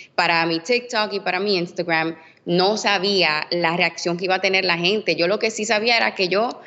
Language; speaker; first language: Spanish; native; Spanish